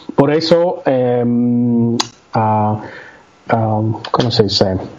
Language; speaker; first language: Spanish; non-native, learner; Tamil